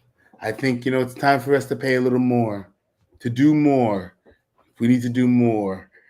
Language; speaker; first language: English; native; English